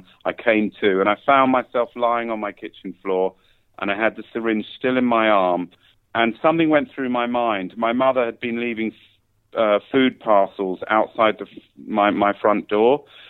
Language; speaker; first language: English; native; English